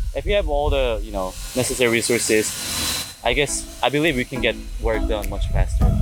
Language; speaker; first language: English; non-native, fluent; Korean